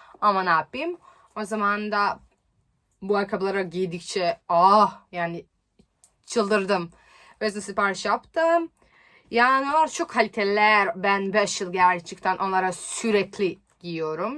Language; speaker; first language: Turkish; non-native, learner; Serbian